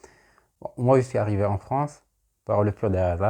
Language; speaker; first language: French; non-native, local second language; Arabic